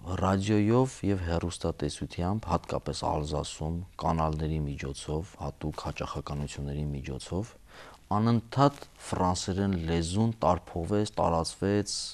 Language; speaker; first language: Armenian; native; Armenian